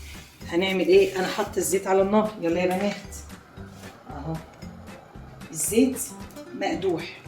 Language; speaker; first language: Arabic; native; Arabic